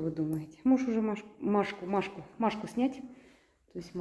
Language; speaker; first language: Russian; native; Russian